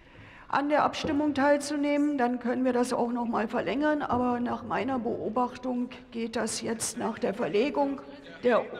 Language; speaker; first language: German; native; German